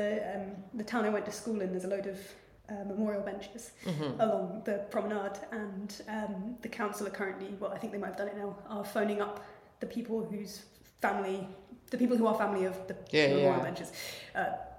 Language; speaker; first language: English; native; English